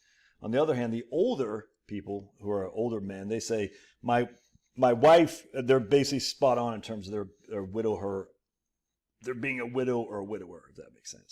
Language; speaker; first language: English; native; English